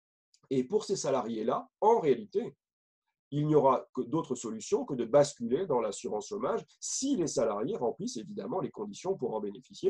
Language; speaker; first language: French; native; French